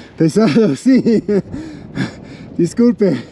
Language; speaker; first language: Spanish; non-native, learner; English